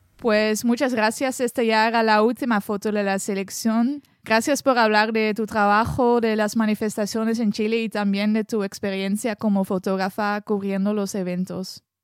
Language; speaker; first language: Spanish; non-native, fluent; French